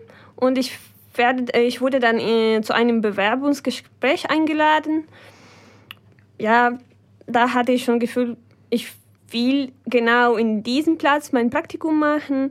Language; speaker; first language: German; non-native, fluent; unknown